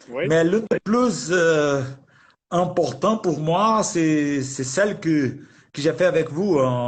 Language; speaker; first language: French; non-native, fluent; Portuguese